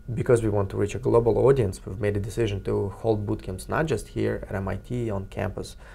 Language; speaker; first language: English; non-native, fluent; Russian